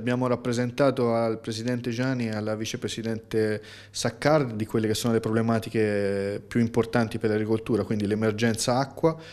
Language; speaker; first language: Italian; native; Italian